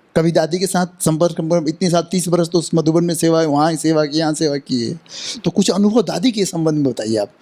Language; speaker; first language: Hindi; native; Hindi